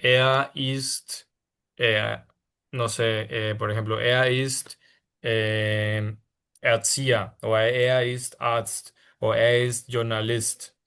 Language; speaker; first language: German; non-native, fluent; Spanish